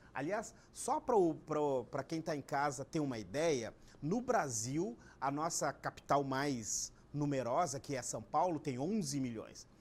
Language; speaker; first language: Portuguese; native; Portuguese